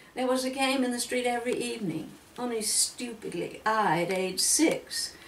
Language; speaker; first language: English; native; English